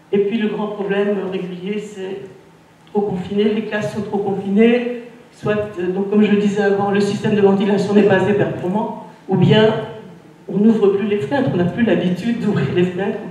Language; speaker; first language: French; native; French